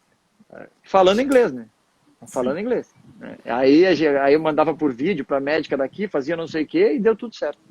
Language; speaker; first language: Portuguese; native; Portuguese